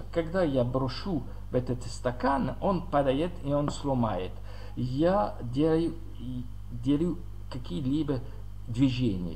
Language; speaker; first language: Russian; non-native, learner; French